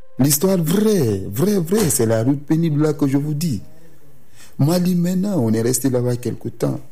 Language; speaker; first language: French; non-native, local second language; Susu